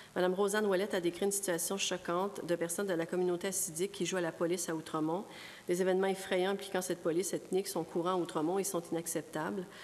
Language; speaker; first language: French; native; French